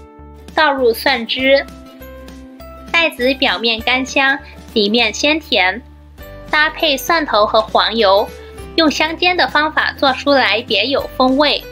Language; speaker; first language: Chinese; native; Chinese